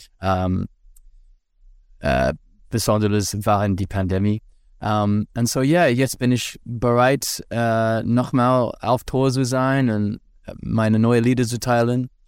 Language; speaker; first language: German; non-native, learner; English